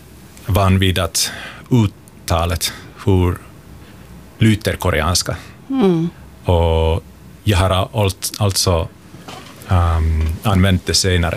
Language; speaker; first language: Swedish; non-native, local second language; Finnish